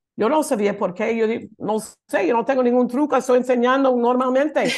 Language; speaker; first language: Spanish; non-native, learner; English